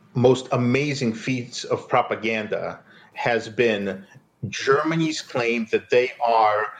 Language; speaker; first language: English; non-native, fluent; Russian